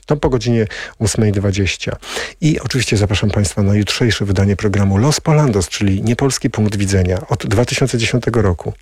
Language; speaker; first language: Polish; native; Polish